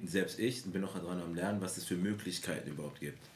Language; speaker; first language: German; native; German